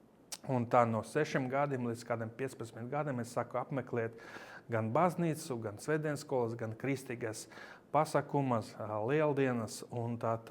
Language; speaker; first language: Latvian; non-native, local second language; Russian